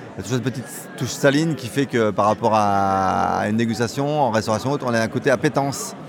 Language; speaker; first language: French; native; French